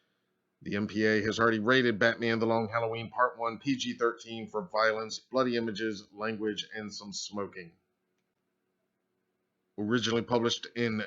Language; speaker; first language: English; native; English